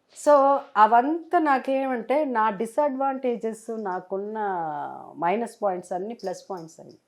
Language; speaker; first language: Telugu; native; Telugu